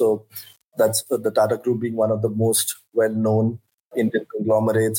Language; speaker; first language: English; non-native, local second language; Hindi